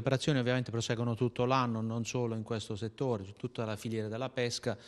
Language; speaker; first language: Italian; native; Italian